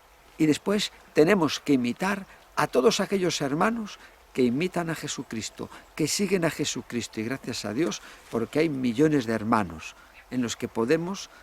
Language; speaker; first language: Spanish; native; Spanish